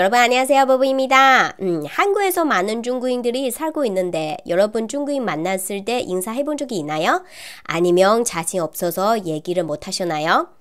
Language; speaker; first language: Korean; non-native, learner; Chinese